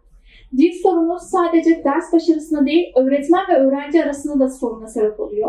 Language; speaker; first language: Turkish; native; Turkish